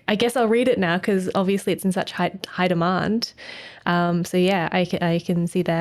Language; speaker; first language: English; native; English